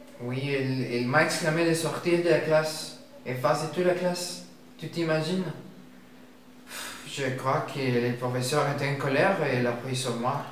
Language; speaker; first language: French; non-native, learner; Spanish